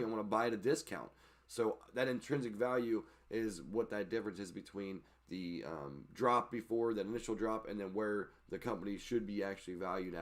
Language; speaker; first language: English; native; English